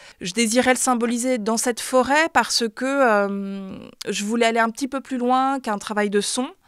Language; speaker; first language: French; native; French